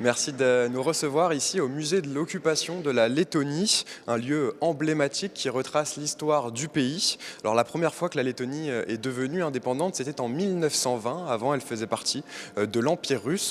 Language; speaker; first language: French; native; French